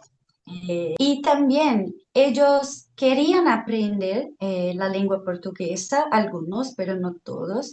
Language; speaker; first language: Spanish; non-native, fluent; Portuguese